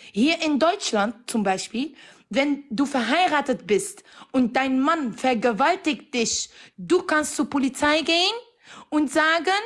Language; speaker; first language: German; non-native, fluent; Arabic